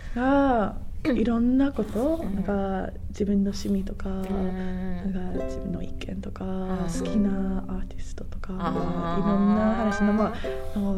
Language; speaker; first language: Japanese; non-native, learner; English